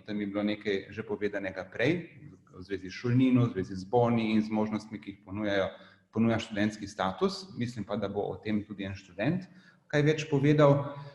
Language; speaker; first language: Slovenian; native; Slovenian